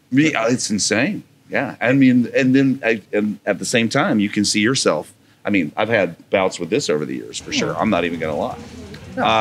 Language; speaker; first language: English; native; English